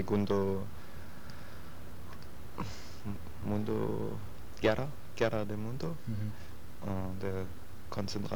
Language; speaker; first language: Spanish; non-native, learner; German